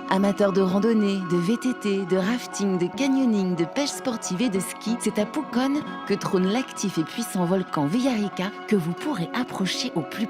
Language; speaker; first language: French; native; French